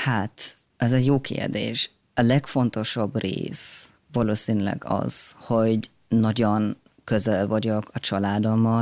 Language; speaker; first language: Hungarian; early bilingual, heritage; German